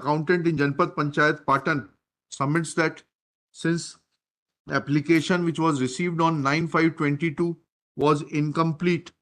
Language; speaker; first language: English; non-native, local second language; Hindi